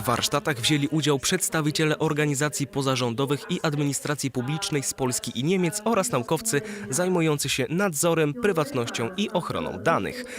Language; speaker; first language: Polish; native; Polish